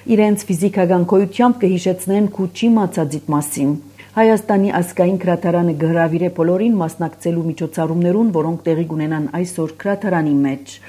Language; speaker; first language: Armenian; early bilingual, heritage; Armenian